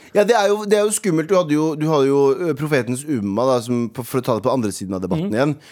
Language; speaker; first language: Norwegian; early bilingual, other home language; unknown